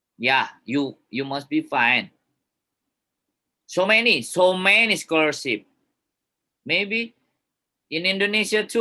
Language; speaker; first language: English; non-native, learner; Indonesian